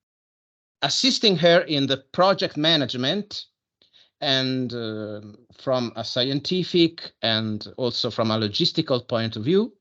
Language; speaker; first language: English; non-native, fluent; Italian